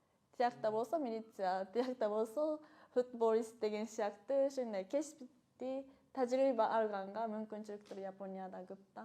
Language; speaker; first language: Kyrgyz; non-native, fluent; Japanese